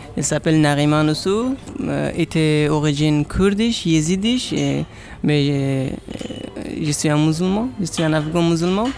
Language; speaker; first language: French; non-native, learner; Persian